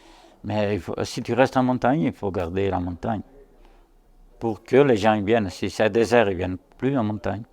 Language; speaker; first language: French; non-native, local second language; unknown